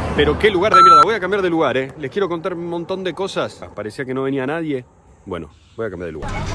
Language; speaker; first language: Spanish; native; Spanish